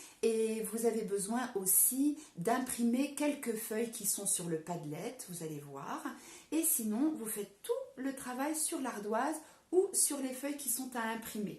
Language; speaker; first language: French; native; French